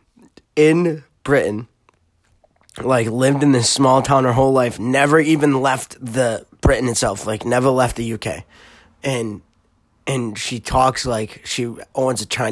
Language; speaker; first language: English; native; English